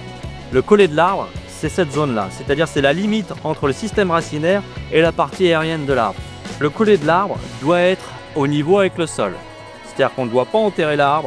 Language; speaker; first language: French; native; French